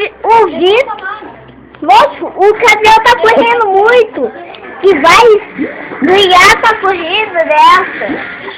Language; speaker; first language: Portuguese; native; Portuguese